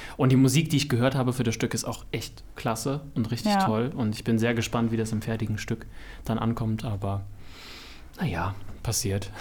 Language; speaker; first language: German; native; German